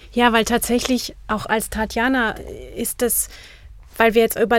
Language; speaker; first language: German; non-native, fluent; Czech